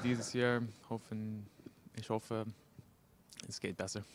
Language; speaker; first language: German; non-native, learner; English